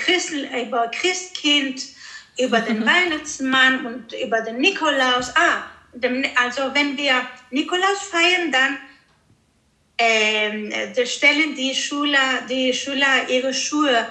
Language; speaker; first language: German; early bilingual, heritage; Greek